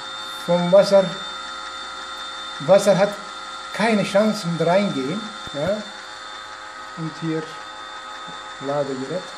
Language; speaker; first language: German; non-native, learner; Turkish